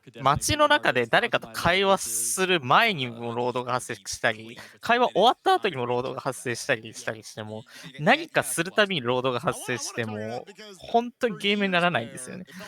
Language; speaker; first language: Japanese; native; Japanese